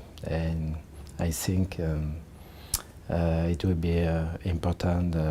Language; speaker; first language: English; non-native, learner; French